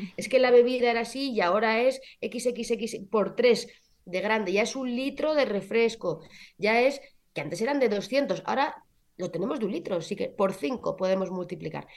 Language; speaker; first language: Spanish; native; Spanish